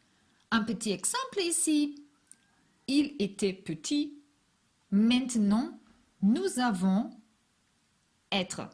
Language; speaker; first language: French; non-native, fluent; Hebrew